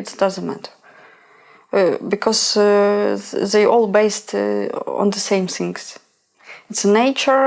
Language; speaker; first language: English; non-native, learner; Ukrainian